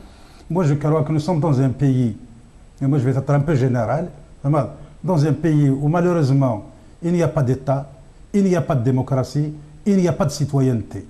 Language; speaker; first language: French; non-native, local second language; Kabyle